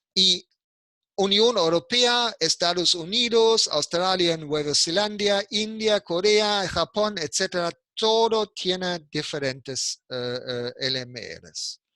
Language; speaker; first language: Spanish; non-native, fluent; German